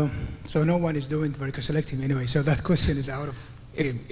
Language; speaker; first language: English; non-native, fluent; Arabic